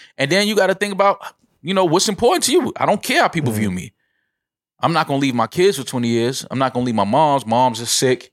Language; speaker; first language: English; native; English